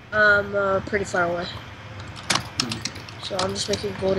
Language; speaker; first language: English; native; English